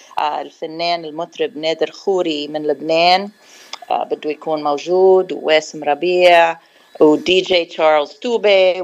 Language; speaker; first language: Arabic; early bilingual, heritage; Arabic